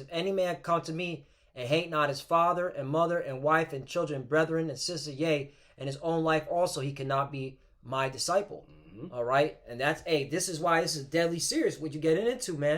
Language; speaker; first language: English; native; English